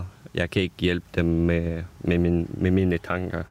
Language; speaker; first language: Danish; non-native, learner; Ukrainian